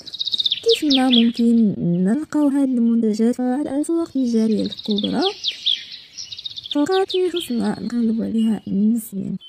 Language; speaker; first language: Arabic; native; Arabic